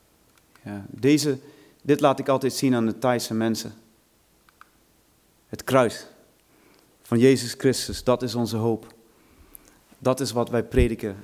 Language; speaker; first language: Dutch; non-native, fluent; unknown